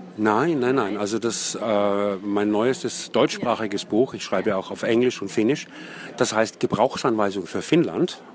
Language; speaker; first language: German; native; German